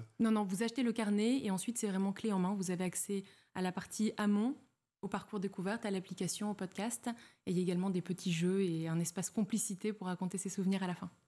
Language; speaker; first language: French; native; French